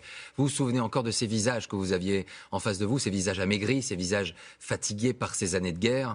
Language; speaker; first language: French; native; French